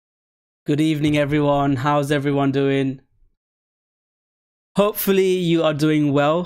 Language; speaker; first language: English; native; English